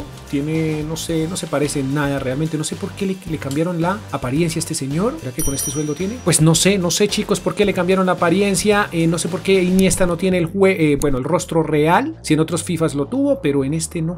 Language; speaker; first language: Spanish; native; Spanish